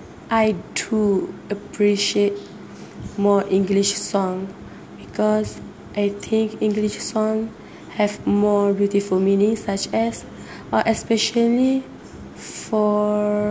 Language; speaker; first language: English; non-native, learner; Malay